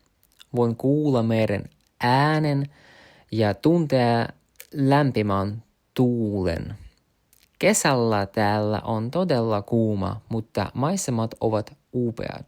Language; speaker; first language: Finnish; non-native, learner; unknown